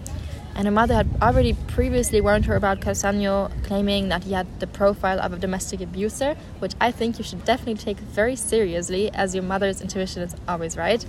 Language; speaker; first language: English; non-native, fluent; German